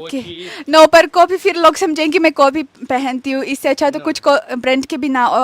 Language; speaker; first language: Hindi; non-native, learner; Russian